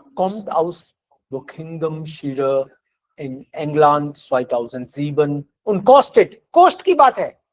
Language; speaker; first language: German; non-native, fluent; Hindi